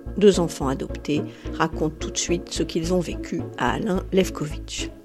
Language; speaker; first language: French; native; French